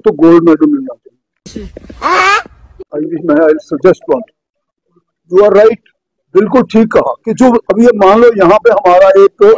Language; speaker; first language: Hindi; native; Hindi